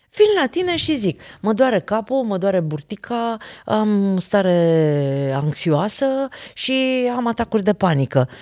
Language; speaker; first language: Romanian; native; Romanian